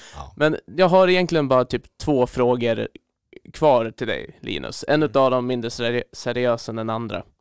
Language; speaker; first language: Swedish; native; Swedish